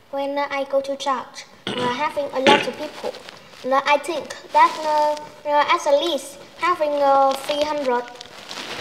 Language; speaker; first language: English; non-native, learner; Vietnamese